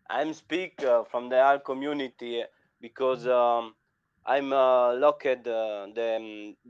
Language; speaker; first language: English; non-native, learner; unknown